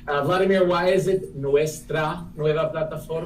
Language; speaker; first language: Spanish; non-native, fluent; English